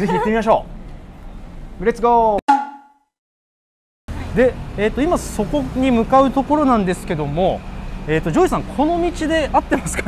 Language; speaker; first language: Japanese; native; Japanese